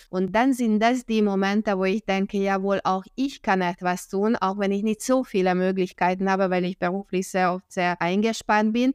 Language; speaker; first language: German; non-native, fluent; Hungarian